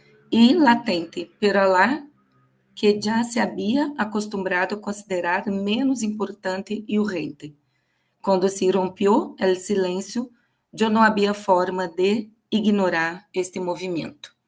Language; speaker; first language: Spanish; non-native, learner; Portuguese